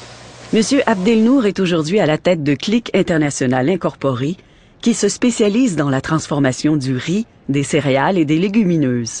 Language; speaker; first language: French; native; French